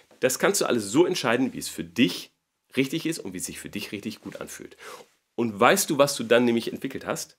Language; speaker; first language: German; native; German